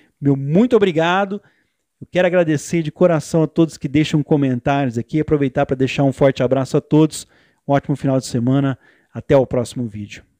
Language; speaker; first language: Portuguese; native; Portuguese